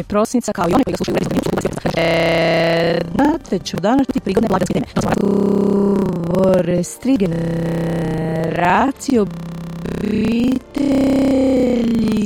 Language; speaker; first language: Croatian; native; Croatian